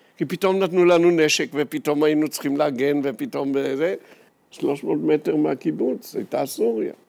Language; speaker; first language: Hebrew; native; Hebrew